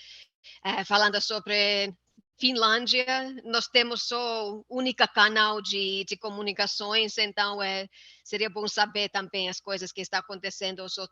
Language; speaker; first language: Portuguese; non-native, fluent; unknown